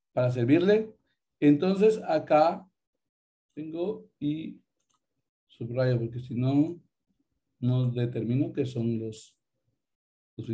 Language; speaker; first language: Spanish; native; Spanish